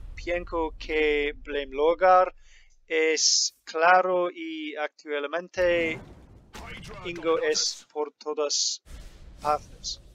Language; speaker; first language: Spanish; non-native, learner; English